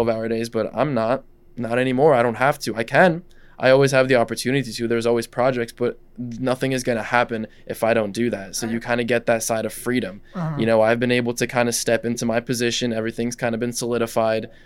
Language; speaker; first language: English; non-native, fluent; Russian